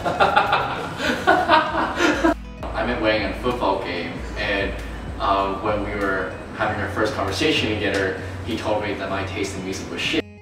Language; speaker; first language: English; native; English